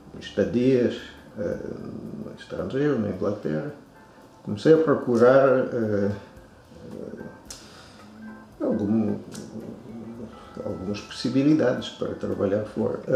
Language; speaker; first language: Portuguese; non-native, fluent; Russian